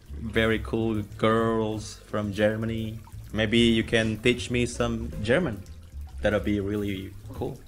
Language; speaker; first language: English; non-native, fluent; Indonesian